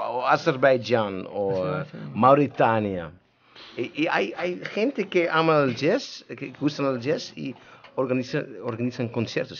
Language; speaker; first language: Spanish; non-native, learner; Dutch